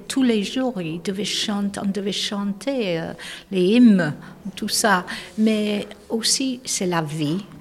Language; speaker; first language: French; non-native, fluent; English